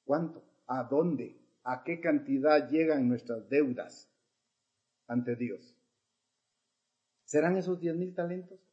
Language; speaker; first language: Spanish; native; Spanish